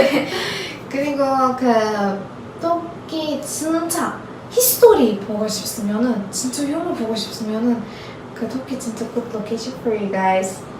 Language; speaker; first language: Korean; non-native, learner; Turkish